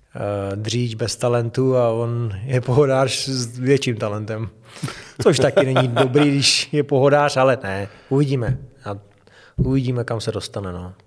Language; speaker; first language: Czech; native; Czech